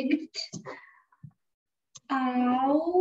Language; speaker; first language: German; non-native, learner; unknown